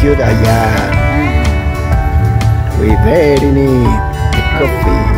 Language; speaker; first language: English; non-native, learner; Italian